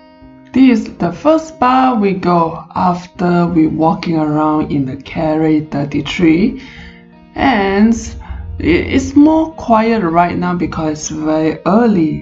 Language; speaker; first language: English; non-native, fluent; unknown